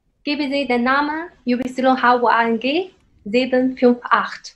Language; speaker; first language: German; non-native, fluent; Chinese